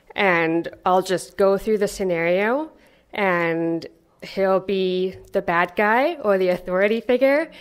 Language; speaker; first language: English; native; English